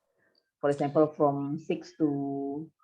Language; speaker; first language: English; non-native, fluent; Indonesian